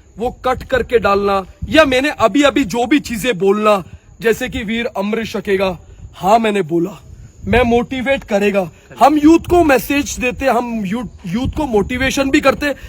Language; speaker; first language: Hindi; non-native, local second language; Punjabi